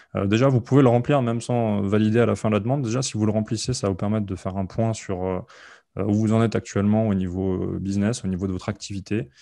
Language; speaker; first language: French; native; French